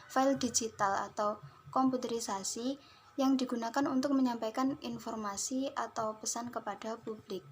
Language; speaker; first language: Indonesian; native; Indonesian